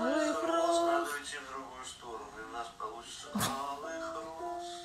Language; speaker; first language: Russian; native; Russian